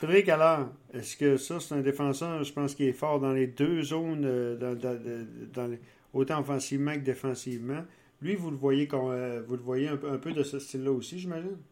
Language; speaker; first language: French; native; French